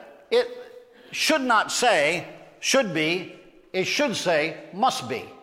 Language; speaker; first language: English; native; English